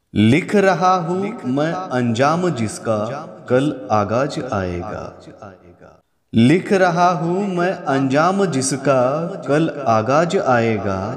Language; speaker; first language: Hindi; non-native, local second language; Marathi